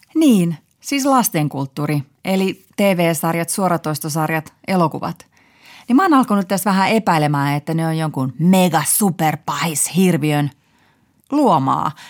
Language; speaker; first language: Finnish; native; Finnish